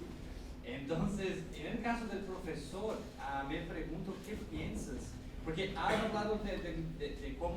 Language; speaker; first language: Spanish; non-native, fluent; Portuguese